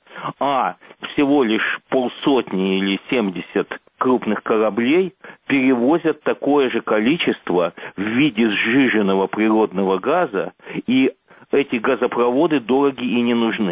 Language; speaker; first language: Russian; native; Russian